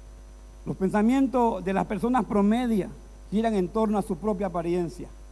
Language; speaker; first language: Spanish; native; Spanish